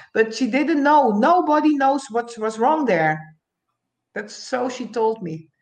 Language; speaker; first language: English; non-native, learner; Dutch